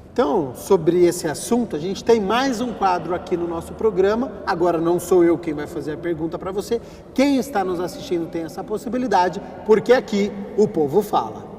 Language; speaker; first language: Portuguese; native; Portuguese